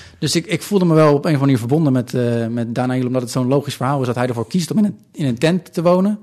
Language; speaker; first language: Dutch; native; Dutch